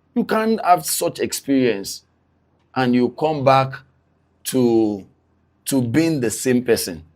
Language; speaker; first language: English; non-native, local second language; Yoruba